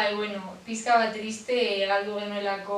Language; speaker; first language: Basque; non-native, local second language; Spanish